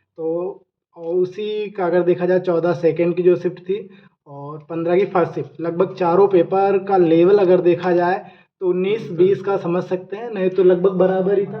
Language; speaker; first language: Hindi; native; Hindi